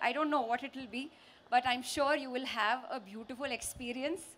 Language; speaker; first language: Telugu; non-native, learner; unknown